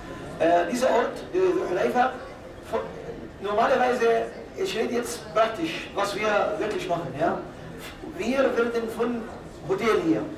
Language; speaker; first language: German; non-native, fluent; Arabic